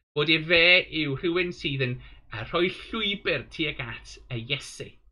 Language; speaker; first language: Welsh; non-native, local second language; English